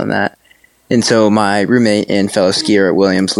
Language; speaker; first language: English; native; English